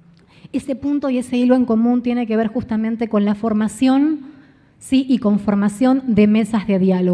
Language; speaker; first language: Spanish; native; Spanish